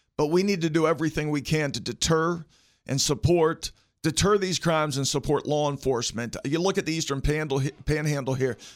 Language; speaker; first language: English; native; English